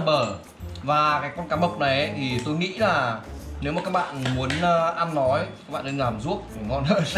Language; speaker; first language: Vietnamese; native; Vietnamese